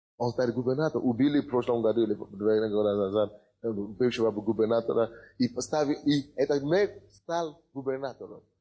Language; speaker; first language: Russian; non-native, fluent; Yoruba